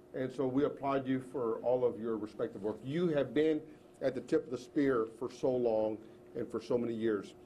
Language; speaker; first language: English; early bilingual, other home language; Spanish